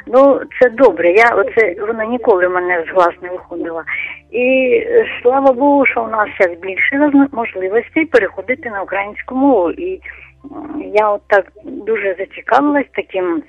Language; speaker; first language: Ukrainian; non-native, local second language; Russian